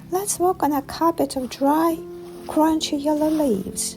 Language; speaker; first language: English; non-native, fluent; Ukrainian